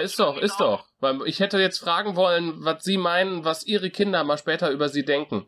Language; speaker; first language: German; native; German